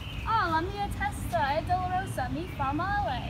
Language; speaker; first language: Italian; non-native, learner; English